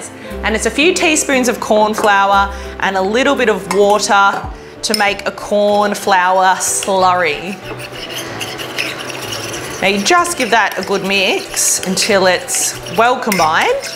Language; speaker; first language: English; native; English